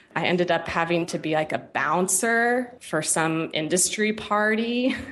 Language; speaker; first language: English; native; English